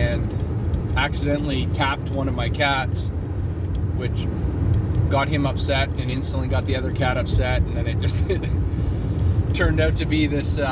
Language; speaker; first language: English; native; English